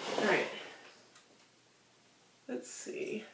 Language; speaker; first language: English; native; English